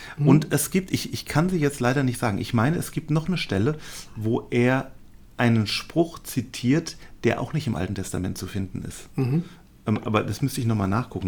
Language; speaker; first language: German; native; German